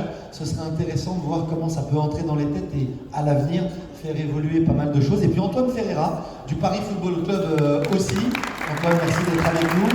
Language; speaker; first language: French; native; French